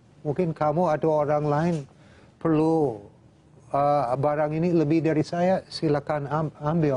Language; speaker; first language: Indonesian; non-native, fluent; English